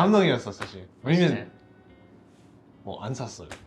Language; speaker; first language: Korean; non-native, learner; English